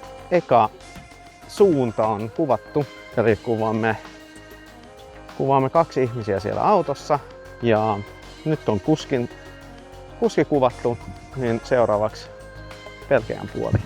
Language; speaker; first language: Finnish; non-native, fluent; Swedish